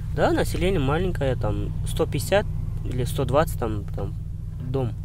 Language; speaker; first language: Russian; non-native, local second language; Kazakh